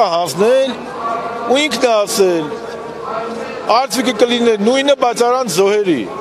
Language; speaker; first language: Armenian; native; Armenian